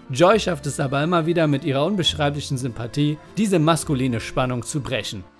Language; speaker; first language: German; native; German